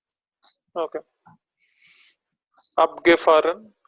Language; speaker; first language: German; non-native, learner; Telugu